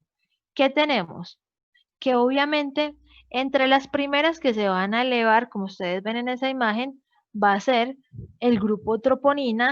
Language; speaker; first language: Spanish; native; Spanish